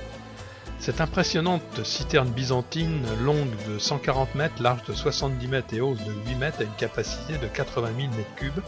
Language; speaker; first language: French; native; French